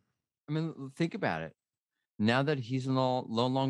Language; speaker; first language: English; native; English